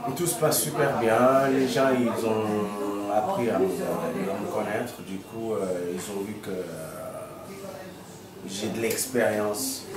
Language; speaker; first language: French; non-native, local second language; Wolof